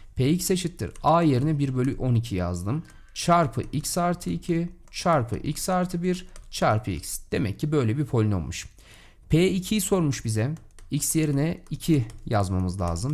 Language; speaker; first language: Turkish; native; Turkish